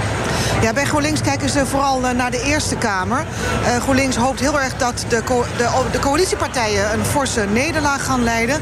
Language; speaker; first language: Dutch; native; Dutch